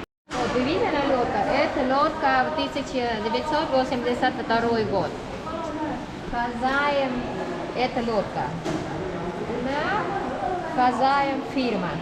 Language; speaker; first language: Russian; non-native, learner; Vietnamese